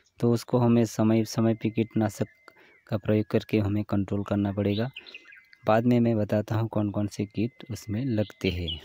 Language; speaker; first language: Hindi; non-native, local second language; Gujarati